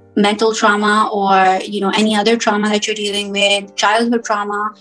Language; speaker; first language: English; early bilingual, other home language; Hindi